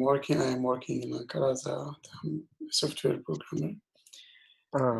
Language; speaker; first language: English; non-native, learner; Arabic